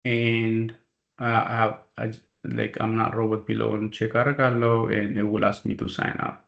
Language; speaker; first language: English; non-native, local second language; Amharic